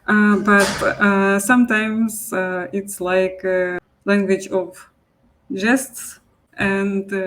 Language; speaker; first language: English; non-native, local second language; Russian